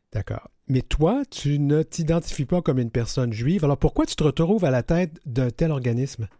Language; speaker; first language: French; native; French